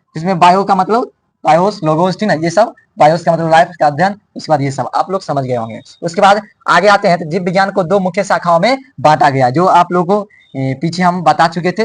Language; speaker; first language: Hindi; native; Hindi